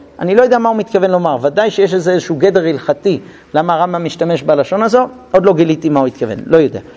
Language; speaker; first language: Hebrew; non-native, fluent; English